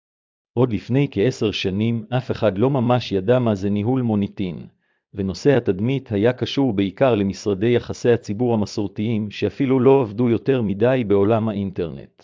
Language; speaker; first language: Hebrew; native; Hebrew